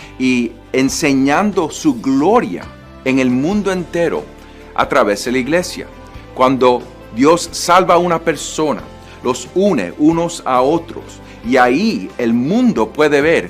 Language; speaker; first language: Spanish; non-native, fluent; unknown